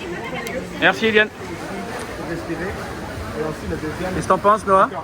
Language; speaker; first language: French; native; French